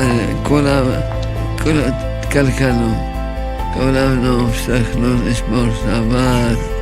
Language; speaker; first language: Hebrew; early bilingual, other home language; Arabic